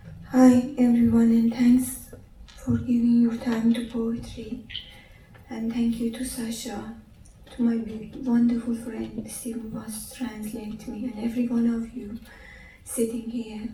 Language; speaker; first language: English; non-native, learner; Azerbaijani